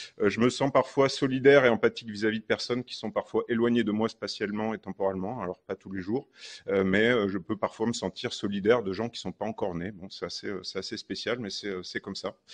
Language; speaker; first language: French; native; French